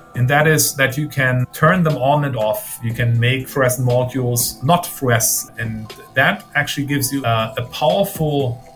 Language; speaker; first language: English; non-native, fluent; German